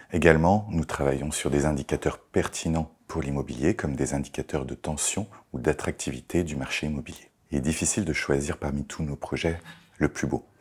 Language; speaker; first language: French; native; French